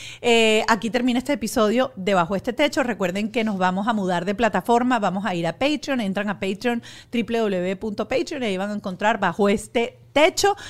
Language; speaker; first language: Spanish; native; Spanish